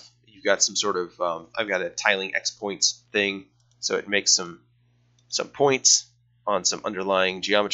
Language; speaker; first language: English; native; English